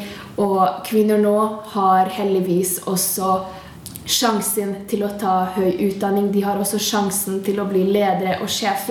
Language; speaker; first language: Norwegian; non-native, fluent; Hungarian